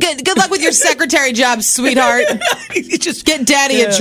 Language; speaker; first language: English; native; English